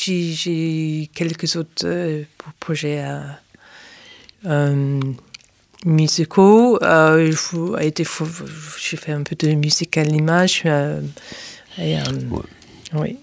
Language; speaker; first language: French; non-native, fluent; English